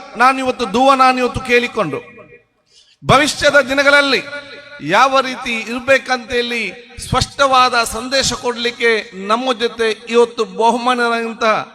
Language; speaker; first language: Kannada; non-native, local second language; Malayalam